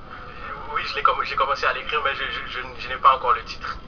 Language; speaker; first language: French; non-native, local second language; Haitian Creole